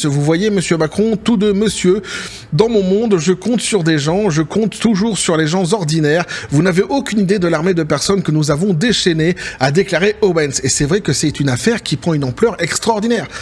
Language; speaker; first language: French; native; French